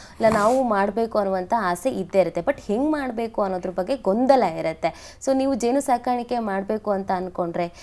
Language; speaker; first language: Kannada; native; Kannada